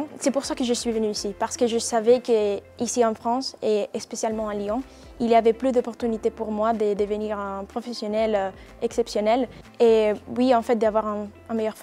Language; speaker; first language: French; non-native, fluent; Spanish